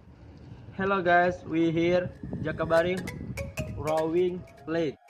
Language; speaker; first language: English; non-native, learner; Indonesian